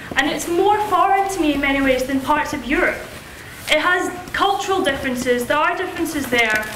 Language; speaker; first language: English; native; English